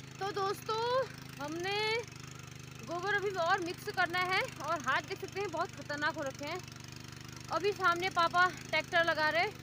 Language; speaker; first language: Hindi; native; Hindi